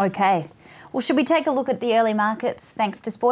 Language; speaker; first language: English; native; English